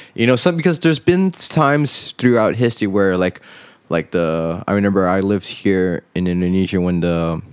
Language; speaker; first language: English; native; English